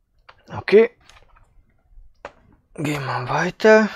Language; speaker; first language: German; non-native, fluent; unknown